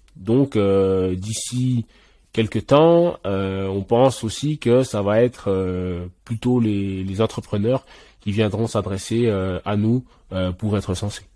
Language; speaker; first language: French; early bilingual, other home language; Haitian Creole